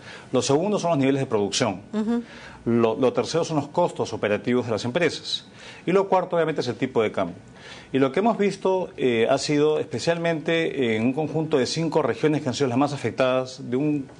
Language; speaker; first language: Spanish; native; Spanish